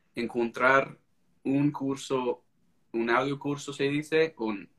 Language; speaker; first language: Spanish; non-native, fluent; English